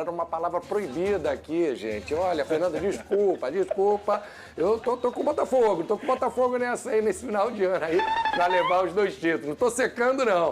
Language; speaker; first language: Portuguese; native; Portuguese